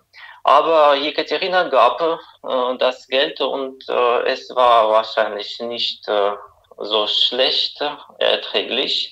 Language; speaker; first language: German; non-native, fluent; Russian